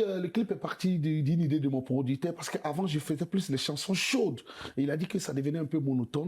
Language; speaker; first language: French; non-native, local second language; Bambara